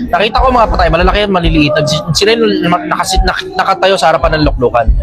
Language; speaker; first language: Filipino; native; Filipino